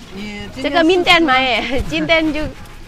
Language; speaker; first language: Chinese; non-native, learner; Indonesian